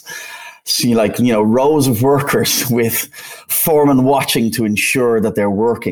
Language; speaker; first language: English; native; English